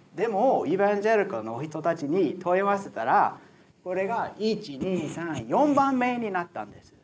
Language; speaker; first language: Japanese; non-native, fluent; English